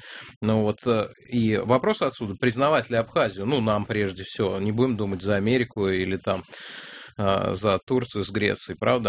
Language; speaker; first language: Russian; native; Russian